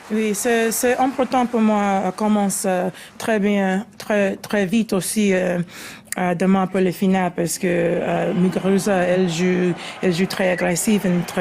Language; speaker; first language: French; non-native, learner; English